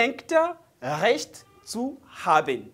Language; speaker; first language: German; non-native, learner; French